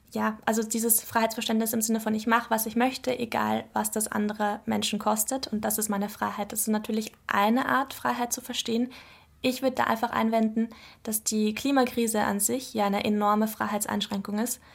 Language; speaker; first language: German; native; German